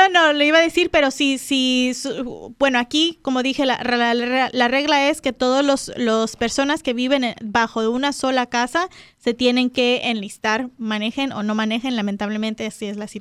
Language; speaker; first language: Spanish; native; Spanish